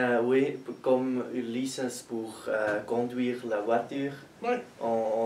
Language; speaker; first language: French; non-native, learner; German